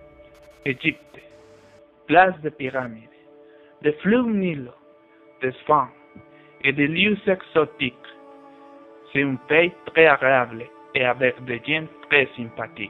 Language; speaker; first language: French; non-native, learner; Spanish